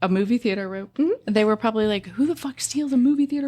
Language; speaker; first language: English; native; English